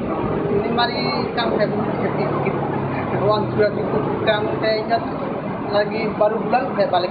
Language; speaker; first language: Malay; non-native, learner; Bangla